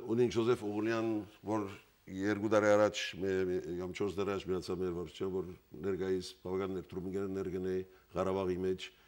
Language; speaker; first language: Armenian; early bilingual, heritage; Armenian